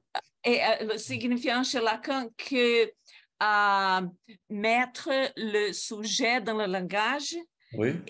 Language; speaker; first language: French; non-native, fluent; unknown